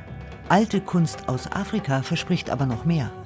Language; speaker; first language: German; native; German